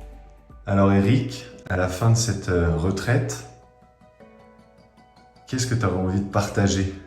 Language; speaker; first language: French; native; French